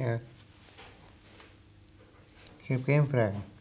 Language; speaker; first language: Dutch; non-native, learner; Turkish